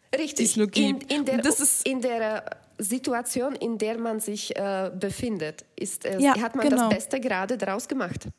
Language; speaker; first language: German; non-native, fluent; Slovak